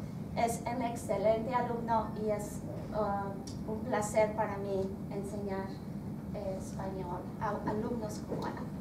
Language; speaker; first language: Spanish; non-native, fluent; English